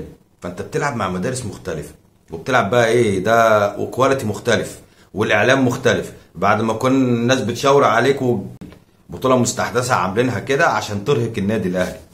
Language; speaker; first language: Arabic; native; Arabic